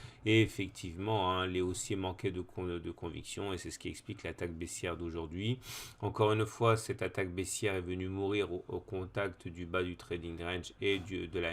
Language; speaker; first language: French; native; French